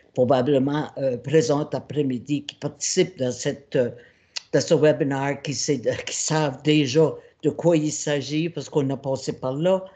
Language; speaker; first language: French; native; French